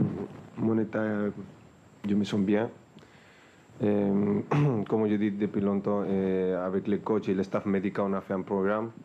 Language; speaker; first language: French; non-native, fluent; Spanish